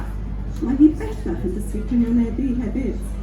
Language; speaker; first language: Welsh; native; Welsh